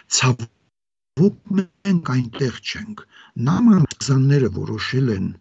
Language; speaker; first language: Armenian; native; Armenian